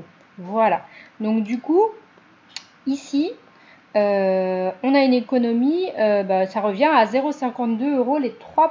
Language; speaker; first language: French; native; French